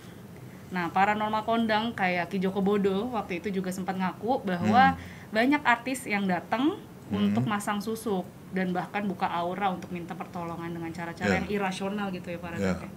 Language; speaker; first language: Indonesian; native; Indonesian